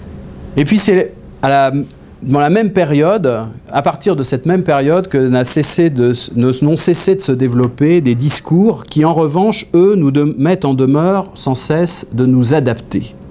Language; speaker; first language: French; native; French